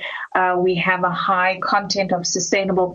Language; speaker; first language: English; native; English